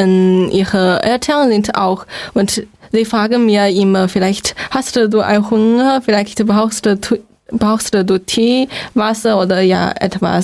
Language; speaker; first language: German; non-native, learner; Chinese